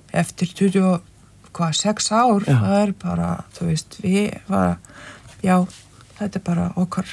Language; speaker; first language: Icelandic; non-native, fluent; Lithuanian